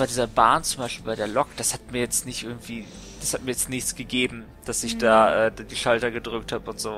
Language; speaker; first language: German; native; German